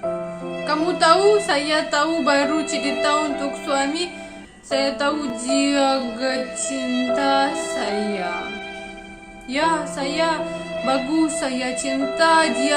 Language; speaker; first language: Indonesian; non-native, learner; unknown